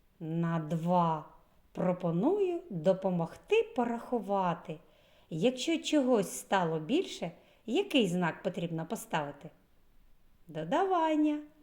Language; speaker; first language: Ukrainian; native; Ukrainian